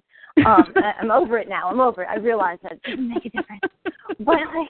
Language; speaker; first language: English; native; English